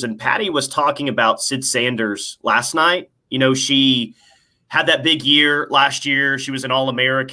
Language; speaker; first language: English; native; English